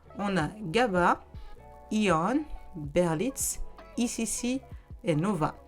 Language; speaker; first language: French; native; French